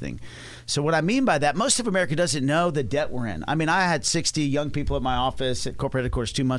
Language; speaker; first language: English; native; English